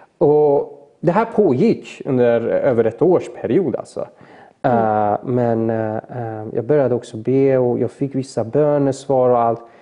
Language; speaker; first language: Swedish; early bilingual, other home language; Persian